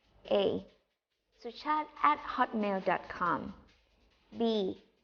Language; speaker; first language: English; non-native, fluent; Thai